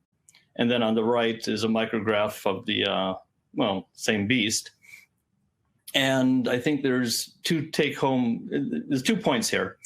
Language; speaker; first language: English; native; English